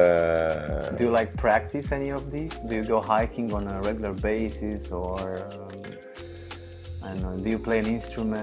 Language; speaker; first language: English; non-native, fluent; Romanian